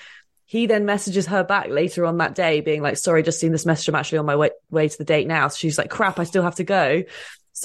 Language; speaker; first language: English; native; English